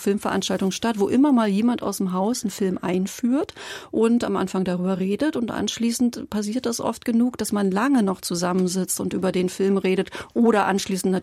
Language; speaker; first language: German; native; German